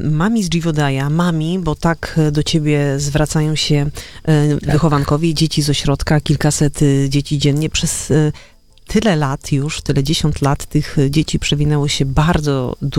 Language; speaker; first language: Polish; native; Polish